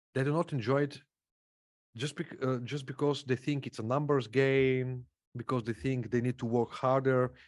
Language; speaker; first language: English; non-native, fluent; Macedonian